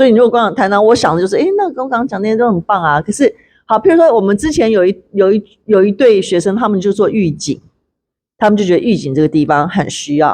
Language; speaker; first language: Chinese; native; Chinese